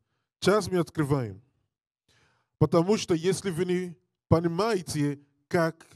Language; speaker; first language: Russian; non-native, learner; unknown